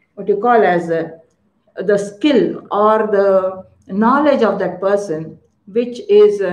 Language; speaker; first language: English; non-native, local second language; Kannada